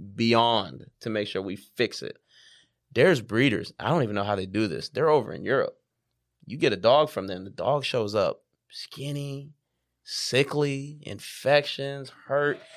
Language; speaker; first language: English; native; English